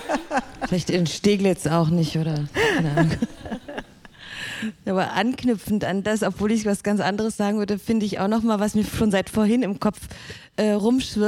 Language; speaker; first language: German; native; German